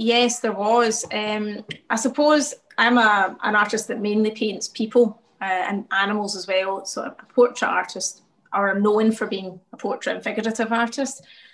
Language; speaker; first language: English; native; English